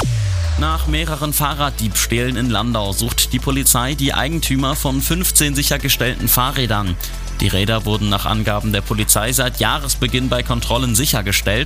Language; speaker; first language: German; native; German